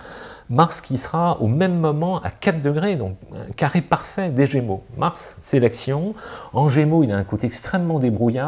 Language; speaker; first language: French; native; French